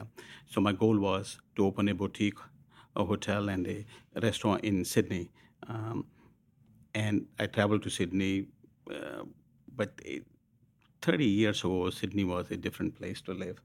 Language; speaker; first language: English; non-native, local second language; Hindi